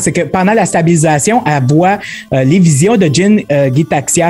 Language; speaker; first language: French; native; French